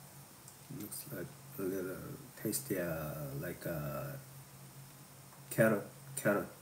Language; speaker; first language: English; non-native, learner; Korean